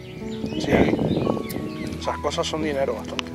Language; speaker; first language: Spanish; native; Spanish